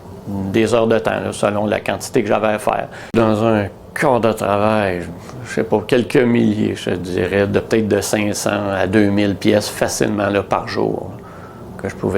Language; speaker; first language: French; native; French